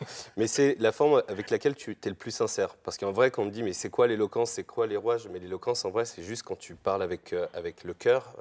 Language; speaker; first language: French; native; French